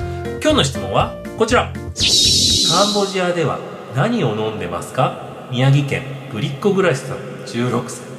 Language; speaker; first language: Japanese; native; Japanese